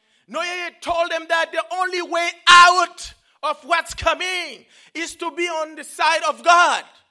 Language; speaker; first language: English; non-native, fluent; Haitian Creole